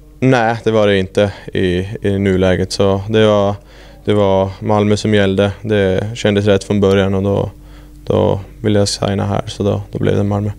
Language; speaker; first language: Swedish; non-native, fluent; German